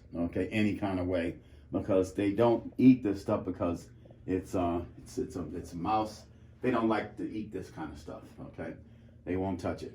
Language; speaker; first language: English; native; English